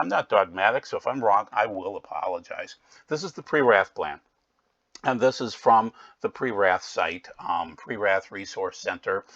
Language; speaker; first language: English; native; English